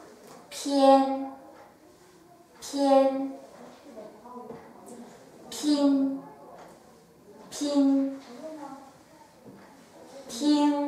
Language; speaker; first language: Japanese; non-native, fluent; Chinese